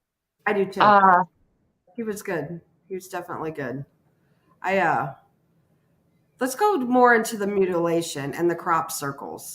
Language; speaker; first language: English; native; English